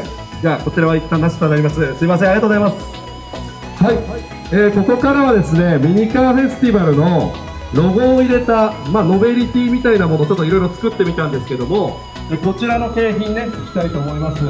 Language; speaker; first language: Japanese; native; Japanese